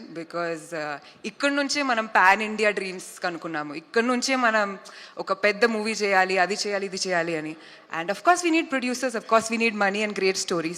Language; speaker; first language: Telugu; non-native, fluent; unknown